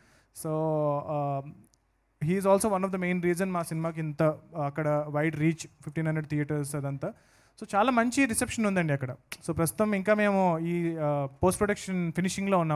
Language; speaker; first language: Telugu; native; Telugu